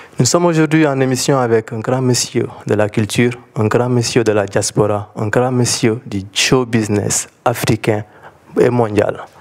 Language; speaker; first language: French; non-native, local second language; Bambara